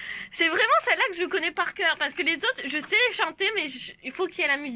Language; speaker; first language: French; native; French